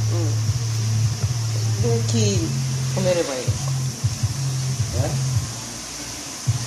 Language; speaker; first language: Japanese; native; Japanese